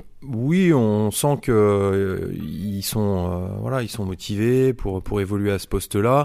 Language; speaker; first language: French; native; French